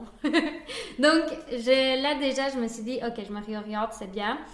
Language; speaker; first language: French; early bilingual, other home language; Spanish